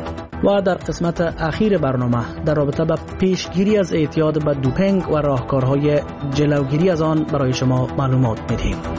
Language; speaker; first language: Persian; native; Persian